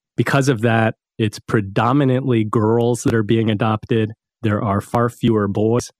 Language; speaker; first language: English; native; English